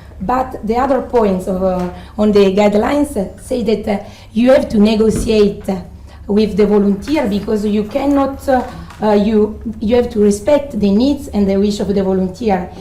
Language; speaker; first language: English; non-native, fluent; Italian